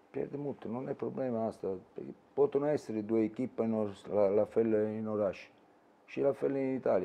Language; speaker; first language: Romanian; non-native, learner; Italian